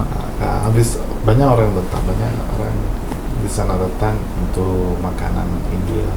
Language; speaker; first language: Indonesian; non-native, local second language; Malayalam